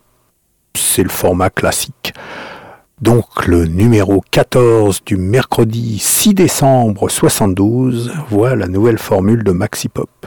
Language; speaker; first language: French; native; French